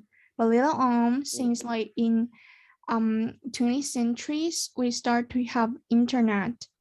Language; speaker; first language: English; non-native, learner; Chinese